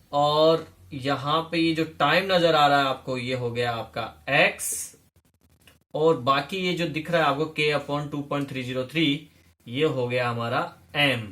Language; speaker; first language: Hindi; native; Hindi